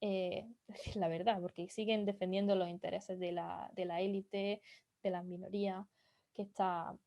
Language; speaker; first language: Spanish; native; Spanish